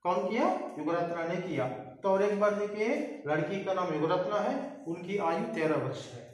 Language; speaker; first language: Hindi; non-native, local second language; Telugu